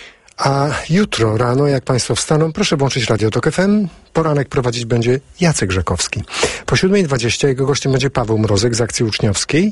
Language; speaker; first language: Polish; native; Polish